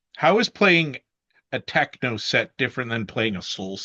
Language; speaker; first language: English; native; English